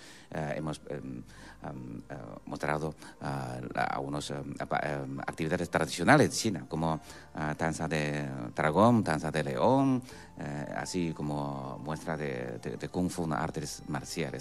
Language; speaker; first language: Spanish; non-native, fluent; Chinese